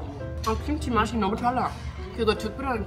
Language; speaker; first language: Korean; non-native, learner; German